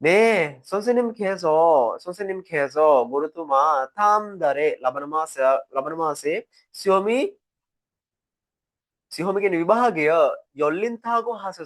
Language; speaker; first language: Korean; non-native, fluent; Sinhala